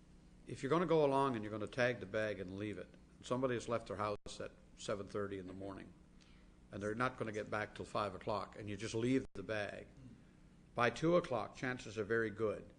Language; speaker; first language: English; native; English